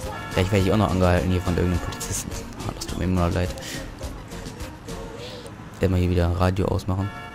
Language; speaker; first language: German; native; German